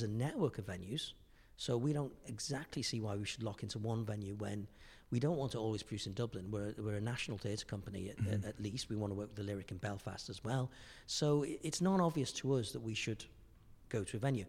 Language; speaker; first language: English; native; English